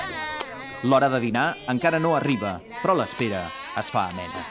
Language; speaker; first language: Catalan; native; Catalan